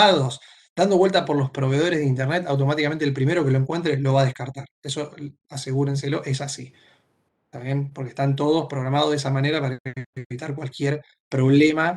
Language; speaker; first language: Spanish; native; Spanish